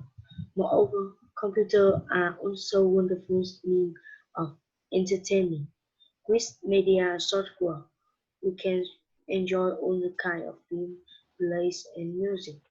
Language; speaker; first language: English; non-native, learner; Vietnamese